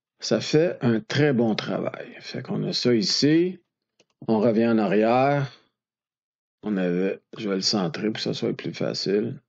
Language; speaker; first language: French; native; French